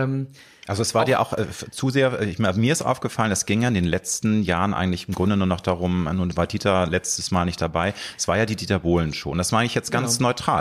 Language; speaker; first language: German; native; German